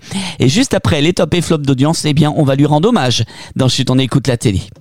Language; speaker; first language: French; native; French